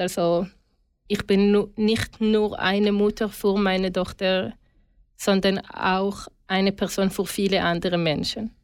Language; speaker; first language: German; non-native, learner; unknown